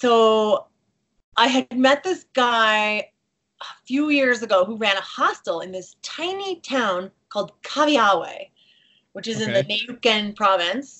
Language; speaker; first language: English; native; English